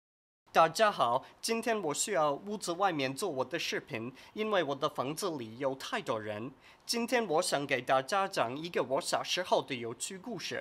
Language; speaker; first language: Chinese; non-native, fluent; English